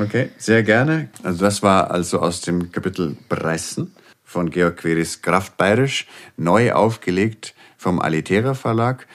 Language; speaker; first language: German; native; German